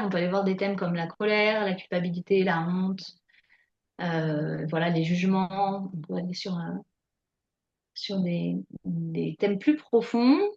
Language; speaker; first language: French; native; French